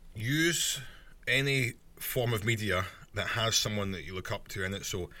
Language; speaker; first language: English; native; English